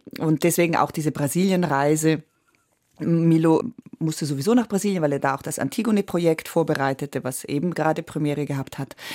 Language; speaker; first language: German; early bilingual, other home language; Italian